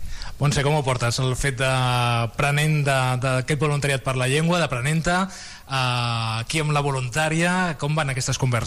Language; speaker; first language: Catalan; native; Catalan